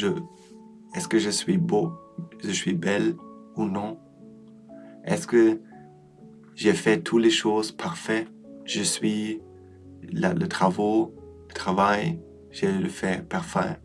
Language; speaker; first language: French; non-native, learner; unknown